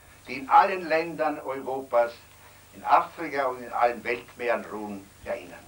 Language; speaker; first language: German; native; German